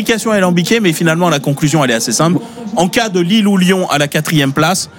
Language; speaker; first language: French; native; French